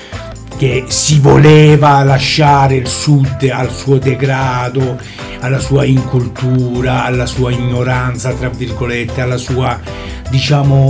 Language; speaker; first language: Italian; native; Italian